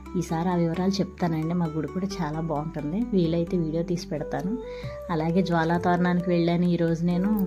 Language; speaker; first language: Telugu; native; Telugu